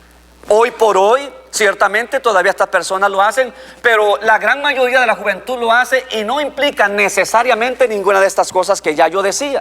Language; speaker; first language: Spanish; native; Spanish